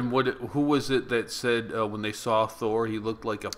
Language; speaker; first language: English; native; English